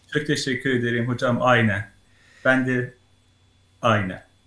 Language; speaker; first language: Turkish; non-native, learner; Persian